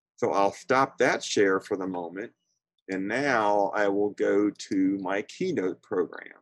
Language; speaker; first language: English; native; English